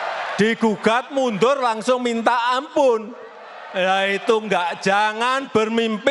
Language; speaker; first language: Indonesian; native; Indonesian